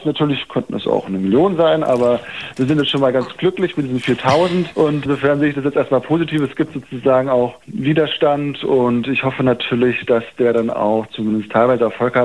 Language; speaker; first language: German; native; German